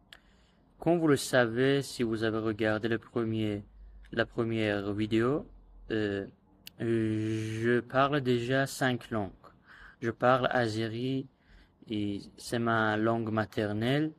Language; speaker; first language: French; non-native, learner; Azerbaijani